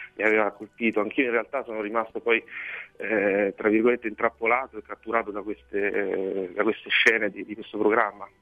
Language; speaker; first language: Italian; native; Italian